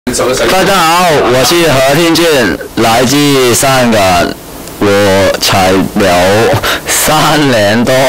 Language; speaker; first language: Chinese; non-native, local second language; Cantonese